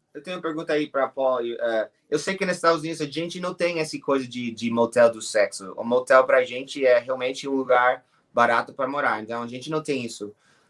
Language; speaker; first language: Portuguese; non-native, fluent; English